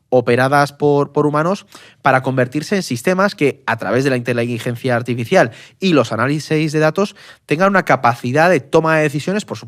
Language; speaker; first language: Spanish; native; Spanish